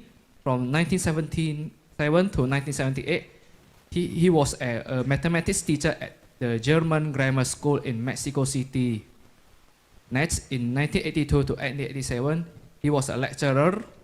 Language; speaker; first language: English; non-native, fluent; Indonesian